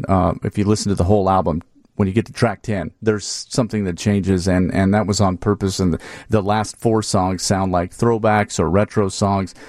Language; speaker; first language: English; native; English